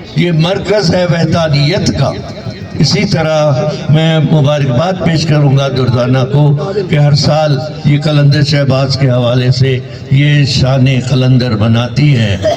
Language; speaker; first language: Urdu; non-native, local second language; Sindhi